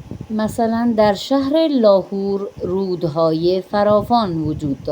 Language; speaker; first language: Persian; non-native, fluent; Urdu